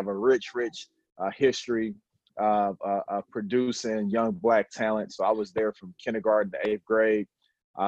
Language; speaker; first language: English; native; English